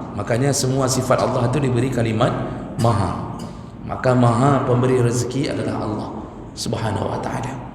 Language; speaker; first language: Malay; non-native, local second language; Achinese